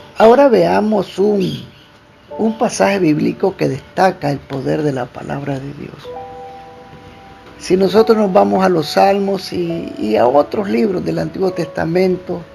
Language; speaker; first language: Spanish; native; Spanish